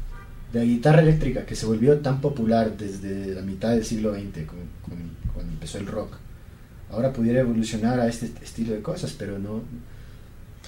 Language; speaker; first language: Spanish; native; Spanish